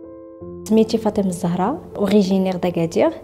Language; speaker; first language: Arabic; native; Arabic